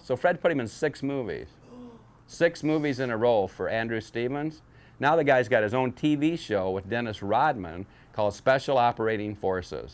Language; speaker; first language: English; native; English